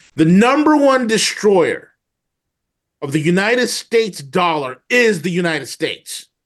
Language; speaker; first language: English; native; English